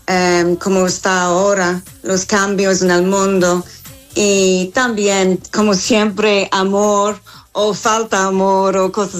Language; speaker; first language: Spanish; non-native, learner; English